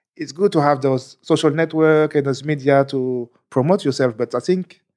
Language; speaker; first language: English; non-native, fluent; French